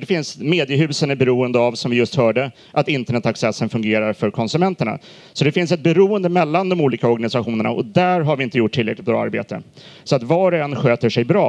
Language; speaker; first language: Swedish; native; Swedish